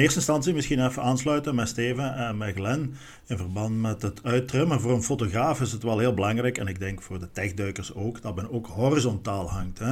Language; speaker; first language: Dutch; native; Dutch